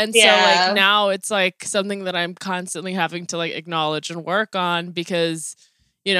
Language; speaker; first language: English; early bilingual, other home language; Persian